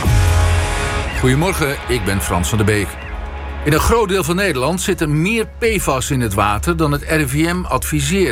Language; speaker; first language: Dutch; native; Dutch